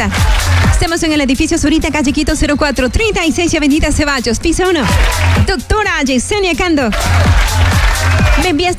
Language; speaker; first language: Spanish; native; Spanish